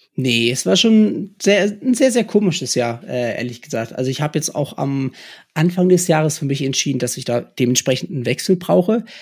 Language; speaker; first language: German; early bilingual, other home language; English